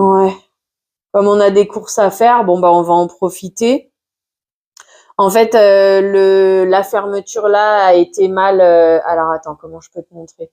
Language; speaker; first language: French; native; French